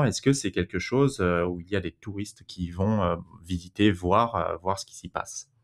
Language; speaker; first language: French; native; French